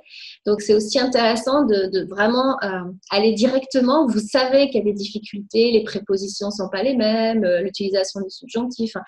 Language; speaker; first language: French; native; French